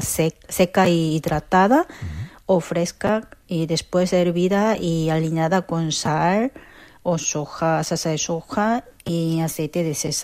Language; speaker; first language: Spanish; non-native, fluent; Korean